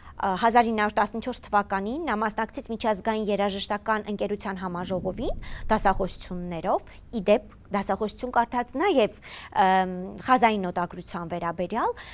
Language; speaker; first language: Armenian; native; Armenian